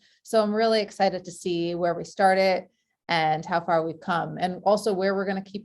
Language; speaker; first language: English; native; English